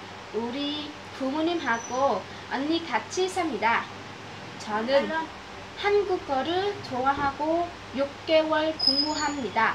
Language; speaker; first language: Korean; non-native, learner; Vietnamese